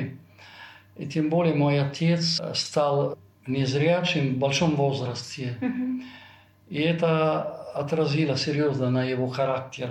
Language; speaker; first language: Russian; non-native, fluent; Italian